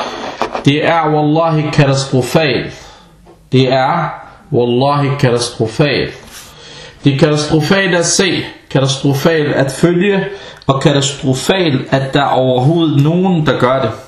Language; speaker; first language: Danish; non-native, fluent; Arabic